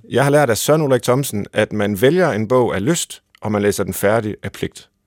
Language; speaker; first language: Danish; native; Danish